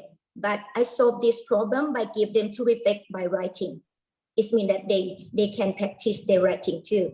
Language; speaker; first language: English; non-native, learner; Thai